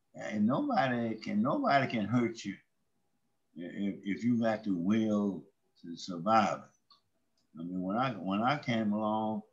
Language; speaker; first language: English; native; English